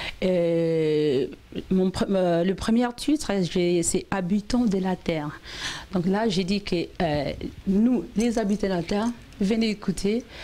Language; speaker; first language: French; non-native, local second language; Lingala